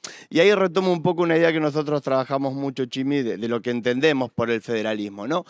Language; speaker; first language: Spanish; native; Spanish